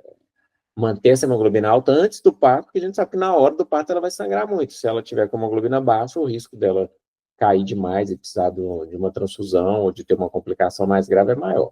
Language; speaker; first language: Portuguese; native; Portuguese